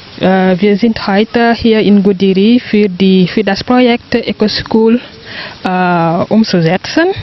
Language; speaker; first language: German; non-native, fluent; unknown